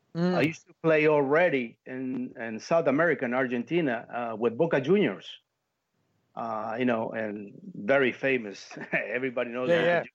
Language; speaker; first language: English; early bilingual, heritage; Spanish